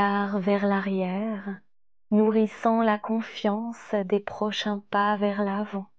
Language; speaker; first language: French; native; French